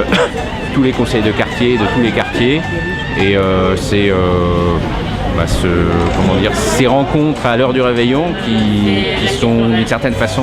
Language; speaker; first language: French; native; French